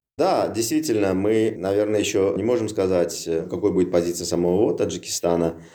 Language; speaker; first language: Russian; non-native, local second language; Uzbek